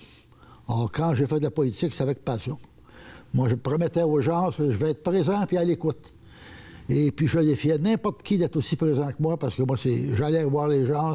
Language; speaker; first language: French; native; French